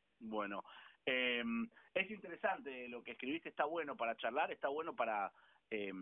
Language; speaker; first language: Spanish; native; Spanish